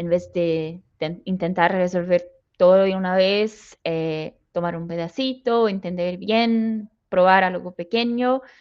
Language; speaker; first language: Spanish; non-native, fluent; Portuguese